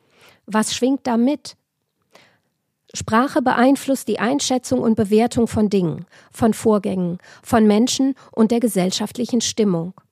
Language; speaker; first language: German; native; German